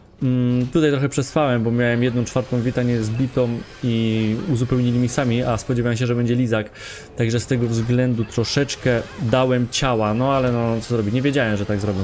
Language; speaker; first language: Polish; native; Polish